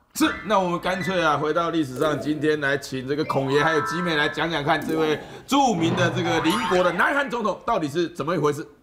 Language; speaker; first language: Chinese; native; Chinese